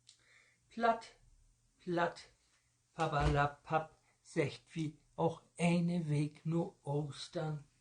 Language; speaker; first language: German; native; German